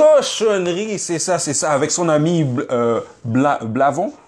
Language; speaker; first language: French; native; French